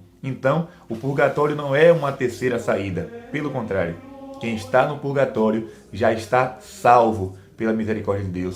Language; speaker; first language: Portuguese; native; Portuguese